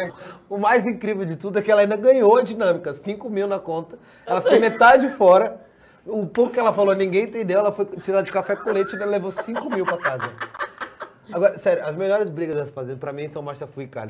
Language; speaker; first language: Portuguese; native; Portuguese